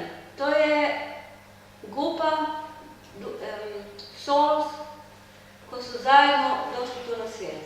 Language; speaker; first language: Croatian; non-native, learner; Hebrew